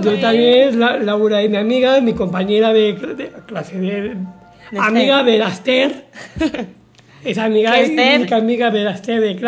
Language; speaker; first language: Spanish; native; Spanish